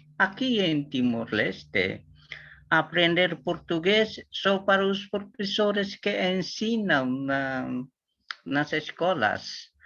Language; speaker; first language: Portuguese; non-native, learner; Tetum